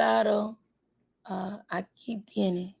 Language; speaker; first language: Spanish; non-native, learner; English